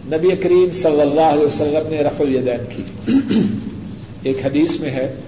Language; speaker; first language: Urdu; non-native, local second language; Punjabi